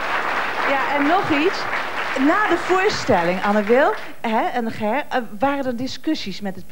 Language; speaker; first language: Dutch; native; Dutch